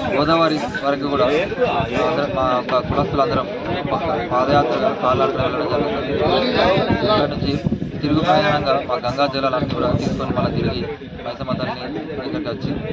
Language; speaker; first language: Telugu; native; Telugu